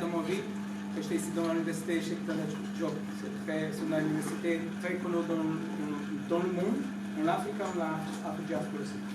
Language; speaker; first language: French; non-native, learner; Portuguese